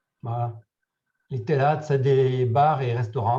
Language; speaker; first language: Italian; non-native, learner; French